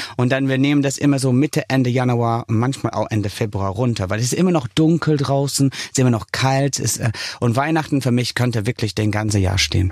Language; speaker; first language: German; non-native, fluent; English